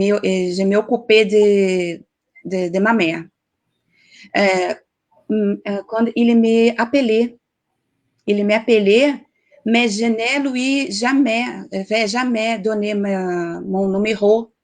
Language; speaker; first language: French; non-native, learner; Portuguese